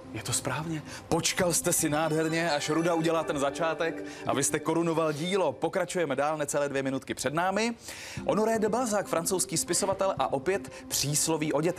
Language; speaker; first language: Czech; native; Czech